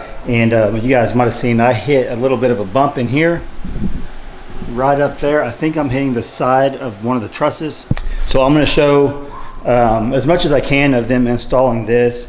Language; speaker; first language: English; native; English